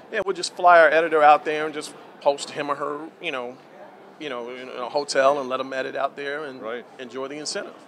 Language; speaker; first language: English; native; English